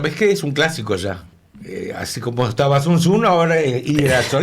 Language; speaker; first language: Spanish; native; Spanish